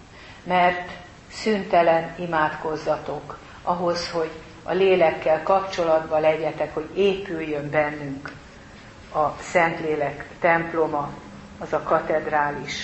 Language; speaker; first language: Hungarian; native; Hungarian